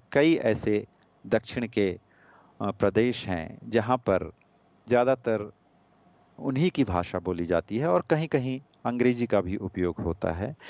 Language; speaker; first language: Hindi; non-native, local second language; Gujarati